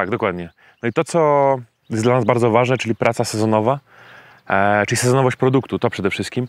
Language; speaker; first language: Polish; native; Polish